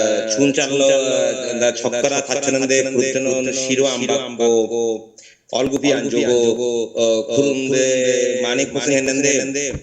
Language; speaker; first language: Korean; non-native, learner; Bangla